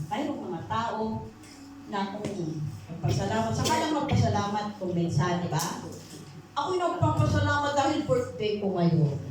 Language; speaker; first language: Filipino; non-native, local second language; Iloko